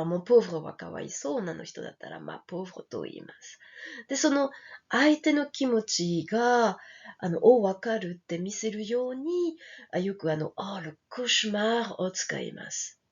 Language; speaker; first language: Japanese; non-native, fluent; French